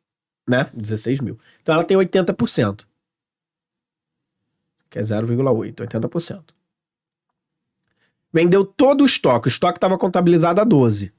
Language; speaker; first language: Portuguese; native; Portuguese